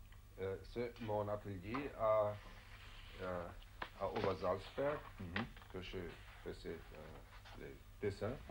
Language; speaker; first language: French; non-native, fluent; German